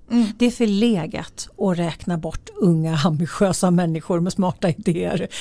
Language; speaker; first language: Swedish; native; Swedish